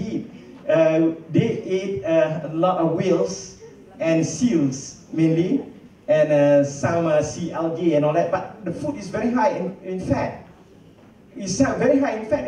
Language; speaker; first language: English; non-native, local second language; Malay